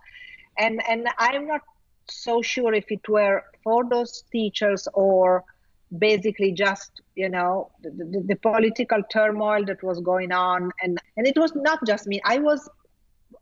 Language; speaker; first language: English; non-native, fluent; Italian